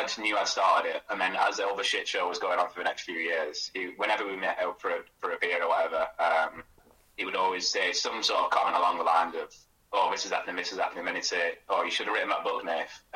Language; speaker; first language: English; native; English